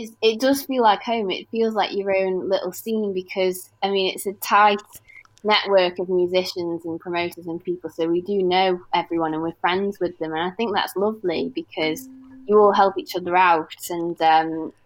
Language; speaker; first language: English; native; English